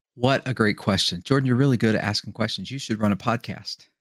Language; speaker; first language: English; native; English